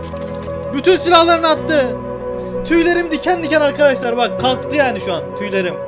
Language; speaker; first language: Turkish; native; Turkish